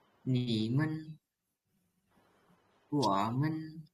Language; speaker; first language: Chinese; non-native, learner; Khmer